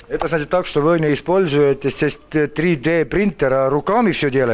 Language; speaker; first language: Russian; non-native, fluent; Estonian